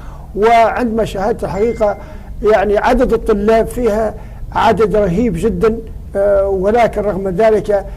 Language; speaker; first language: Arabic; native; Arabic